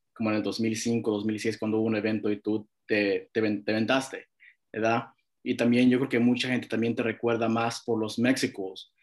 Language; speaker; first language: Spanish; early bilingual, heritage; Spanish